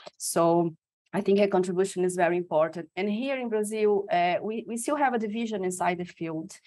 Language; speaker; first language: English; non-native, fluent; Portuguese